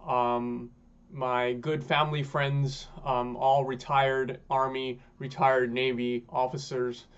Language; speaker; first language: English; native; English